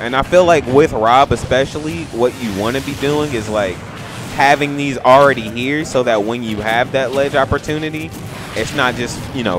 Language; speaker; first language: English; native; English